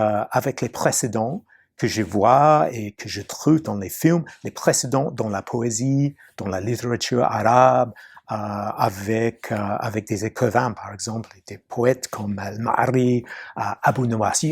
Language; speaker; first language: French; non-native, fluent; English